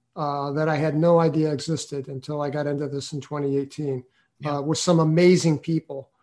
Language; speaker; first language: English; native; English